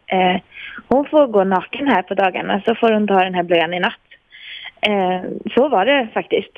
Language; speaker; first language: Swedish; native; Swedish